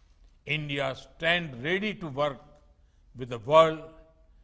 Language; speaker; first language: English; non-native, local second language; Gujarati